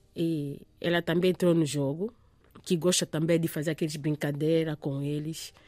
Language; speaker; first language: Portuguese; non-native, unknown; Lingala